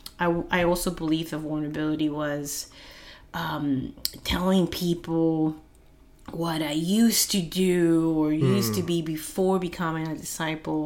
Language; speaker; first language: English; non-native, fluent; Spanish